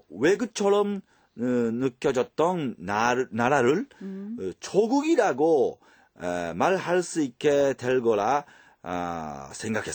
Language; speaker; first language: Korean; non-native, fluent; Japanese